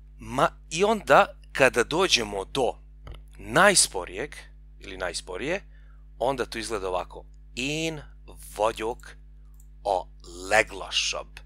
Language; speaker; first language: Serbian; non-native, local second language; Hungarian